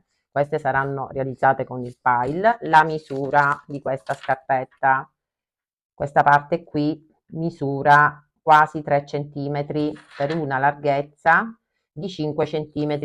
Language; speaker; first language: Italian; native; Italian